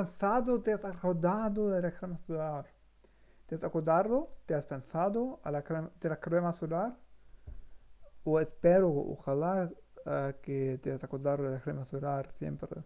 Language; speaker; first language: Spanish; non-native, learner; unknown